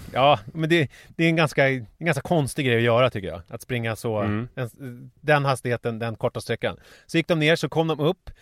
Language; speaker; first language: Swedish; native; Swedish